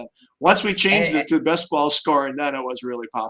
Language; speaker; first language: English; native; English